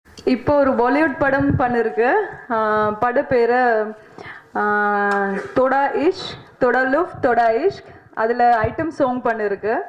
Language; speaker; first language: Tamil; non-native, learner; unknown